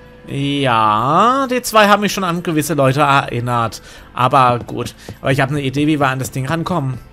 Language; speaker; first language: German; native; German